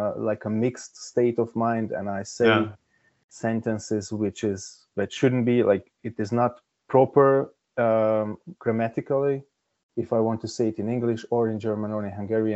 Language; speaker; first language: English; non-native, fluent; Hungarian